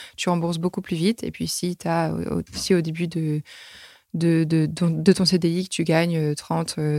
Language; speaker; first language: French; native; French